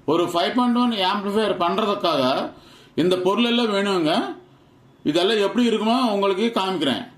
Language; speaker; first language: Tamil; non-native, local second language; Telugu